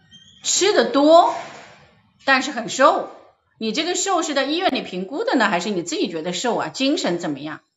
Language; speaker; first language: Chinese; native; Chinese